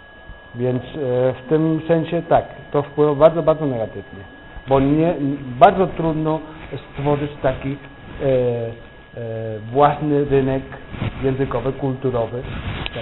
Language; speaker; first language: Polish; non-native, fluent; Catalan